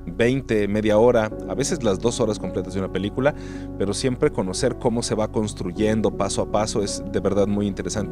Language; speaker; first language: Spanish; native; Spanish